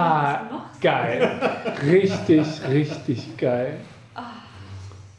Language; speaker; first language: German; native; German